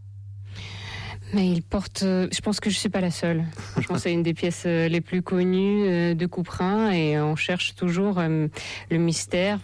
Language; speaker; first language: French; non-native, fluent; Russian